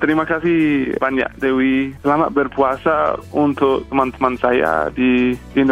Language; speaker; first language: Indonesian; non-native, fluent; English